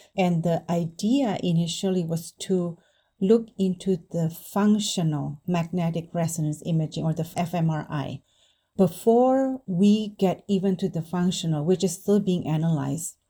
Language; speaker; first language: English; non-native, fluent; Indonesian